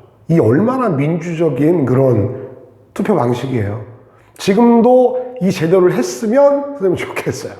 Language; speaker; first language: Korean; native; Korean